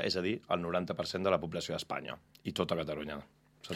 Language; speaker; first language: Catalan; native; Catalan